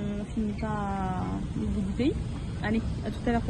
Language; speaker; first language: French; native; French